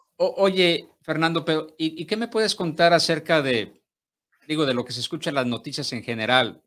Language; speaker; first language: Spanish; native; Spanish